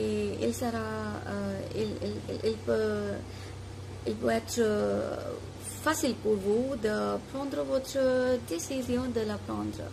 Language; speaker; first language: French; non-native, fluent; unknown